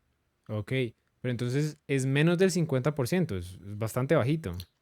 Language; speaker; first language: Spanish; native; Spanish